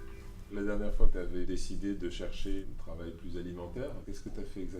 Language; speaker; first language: French; native; French